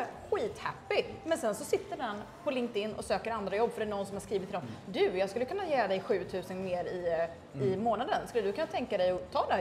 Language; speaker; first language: Swedish; native; Swedish